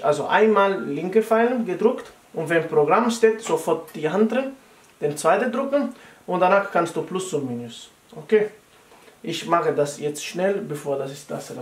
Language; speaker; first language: German; non-native, fluent; Italian